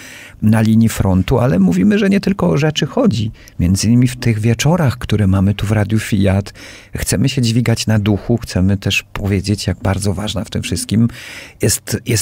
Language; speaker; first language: Polish; native; Polish